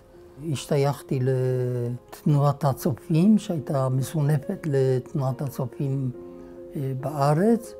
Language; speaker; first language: Hebrew; non-native, fluent; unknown